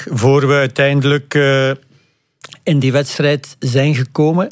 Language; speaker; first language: Dutch; native; Dutch